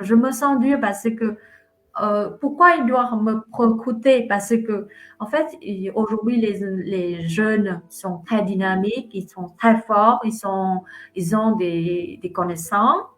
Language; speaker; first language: French; non-native, fluent; Vietnamese